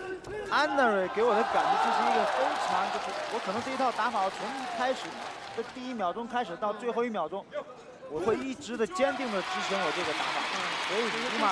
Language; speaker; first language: Chinese; native; Chinese